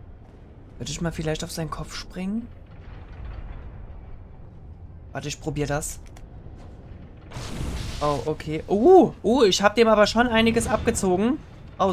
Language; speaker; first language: German; native; German